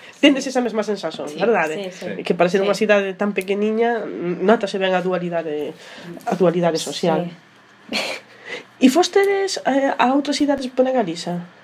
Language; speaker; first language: Galician; non-native, local second language; Spanish